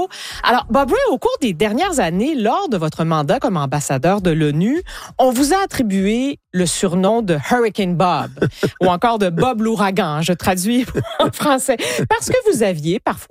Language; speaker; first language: French; native; French